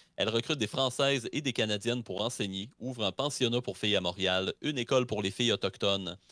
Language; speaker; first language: French; native; French